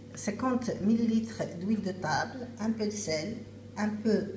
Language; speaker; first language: French; non-native, local second language; Arabic